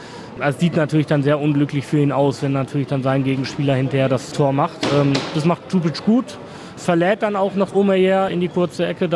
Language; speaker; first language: German; native; German